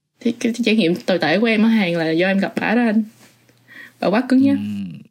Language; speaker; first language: Vietnamese; native; Vietnamese